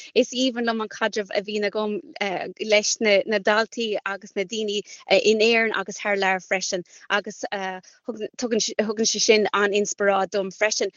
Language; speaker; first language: Irish; non-native, local second language; English